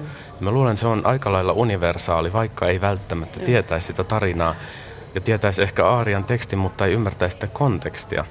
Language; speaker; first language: Finnish; native; Finnish